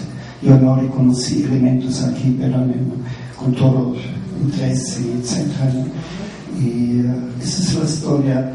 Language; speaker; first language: Spanish; non-native, fluent; German